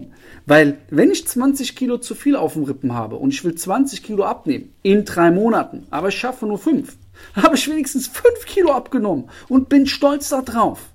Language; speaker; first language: German; native; German